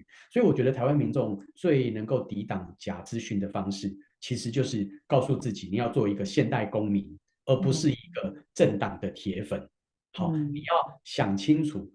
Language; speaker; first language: Chinese; native; Chinese